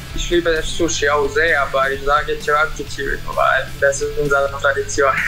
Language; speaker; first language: German; non-native, fluent; Serbian